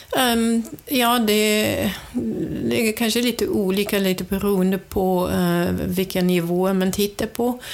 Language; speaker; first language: Swedish; non-native, fluent; German